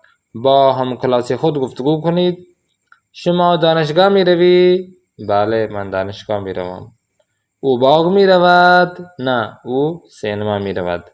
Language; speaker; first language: Persian; non-native, fluent; Urdu